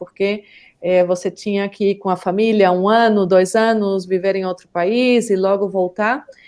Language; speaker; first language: Portuguese; native; Portuguese